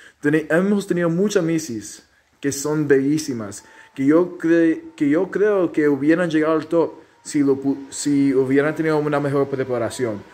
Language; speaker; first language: Spanish; early bilingual, heritage; Spanish